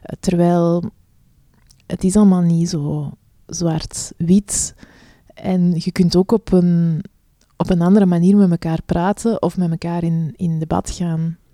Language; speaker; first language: Dutch; native; Dutch